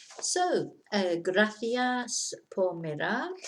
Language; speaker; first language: Spanish; non-native, fluent; English